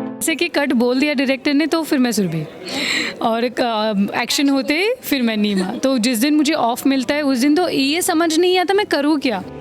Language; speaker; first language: Hindi; non-native, local second language; Assamese